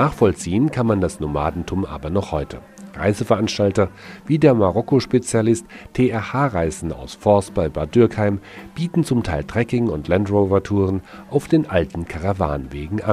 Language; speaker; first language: German; native; German